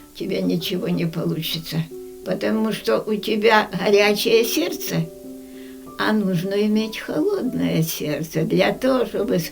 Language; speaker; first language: Russian; non-native, local second language; Ukrainian